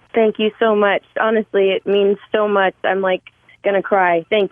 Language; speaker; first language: English; native; English